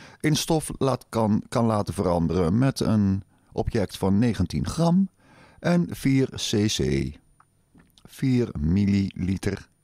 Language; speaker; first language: Dutch; native; Dutch